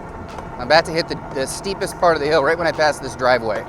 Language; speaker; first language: English; native; English